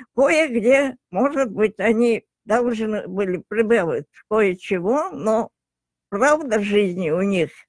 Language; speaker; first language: Russian; non-native, local second language; Tajik